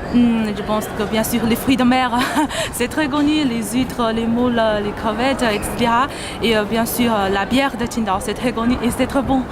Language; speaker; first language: French; non-native, fluent; Chinese